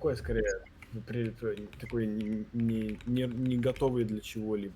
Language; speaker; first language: Russian; native; Russian